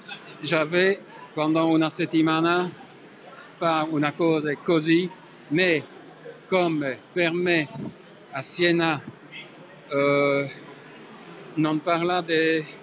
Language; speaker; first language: Italian; non-native, learner; French